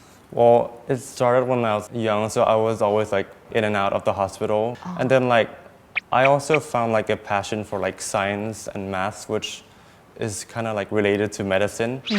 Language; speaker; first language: English; early bilingual, other home language; Thai